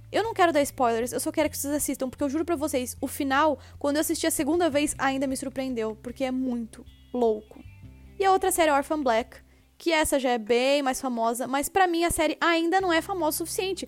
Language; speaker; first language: Portuguese; native; Portuguese